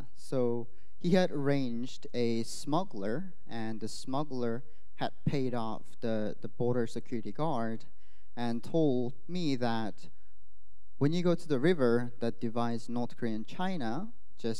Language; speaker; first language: English; non-native, fluent; Korean